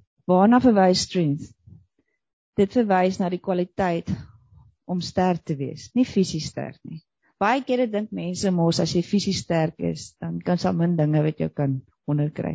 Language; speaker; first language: Afrikaans; native; Afrikaans